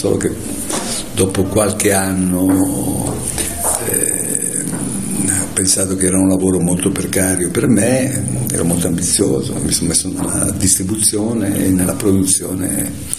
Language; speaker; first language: Italian; native; Italian